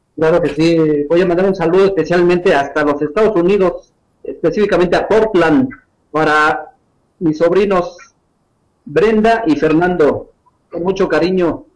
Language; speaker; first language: Spanish; native; Spanish